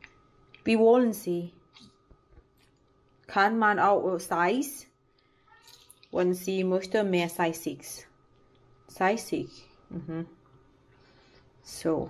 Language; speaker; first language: German; non-native, learner; Thai